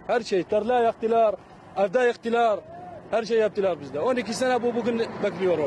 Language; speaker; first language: Turkish; non-native, learner; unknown